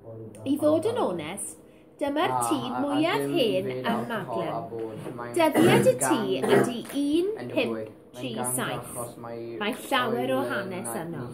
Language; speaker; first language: Welsh; non-native, local second language; English